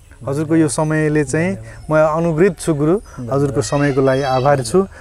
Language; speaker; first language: Nepali; native; Nepali